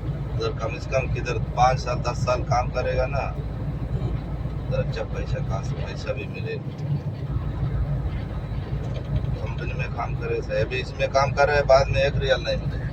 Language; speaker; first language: Hindi; non-native, local second language; Telugu